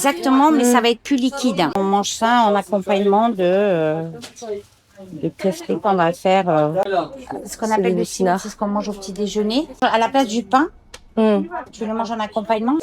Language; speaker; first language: French; non-native, fluent; Turkish